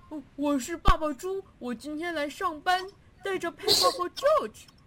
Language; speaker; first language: Chinese; native; Chinese